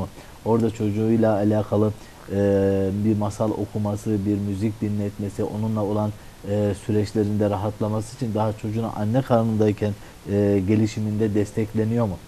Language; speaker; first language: Turkish; native; Turkish